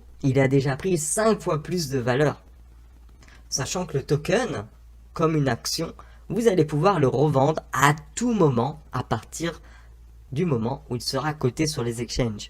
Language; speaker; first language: French; native; French